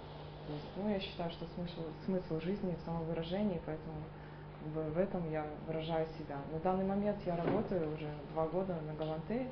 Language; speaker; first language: Russian; native; Russian